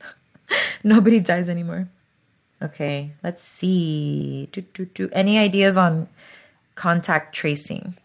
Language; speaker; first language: English; early bilingual, other home language; Spanish